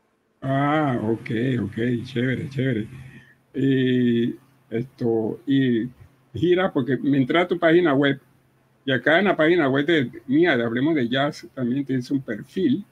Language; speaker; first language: Spanish; native; Spanish